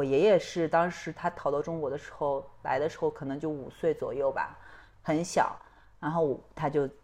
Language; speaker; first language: Chinese; non-native, local second language; Kazakh